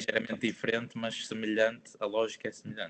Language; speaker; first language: Portuguese; native; Portuguese